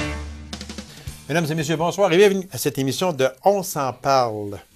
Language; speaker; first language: French; native; French